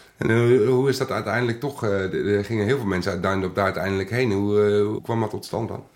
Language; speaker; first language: Dutch; native; Dutch